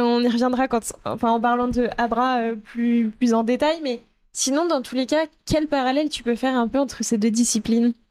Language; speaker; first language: French; native; French